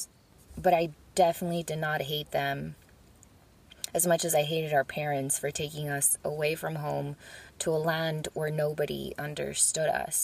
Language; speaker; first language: English; early bilingual, other home language; Spanish